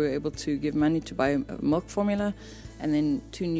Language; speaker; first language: English; native; English